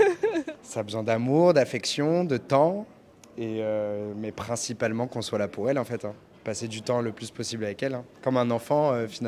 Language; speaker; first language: French; native; French